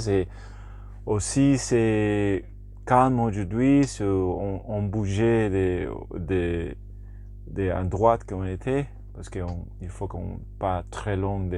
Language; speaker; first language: French; non-native, learner; Spanish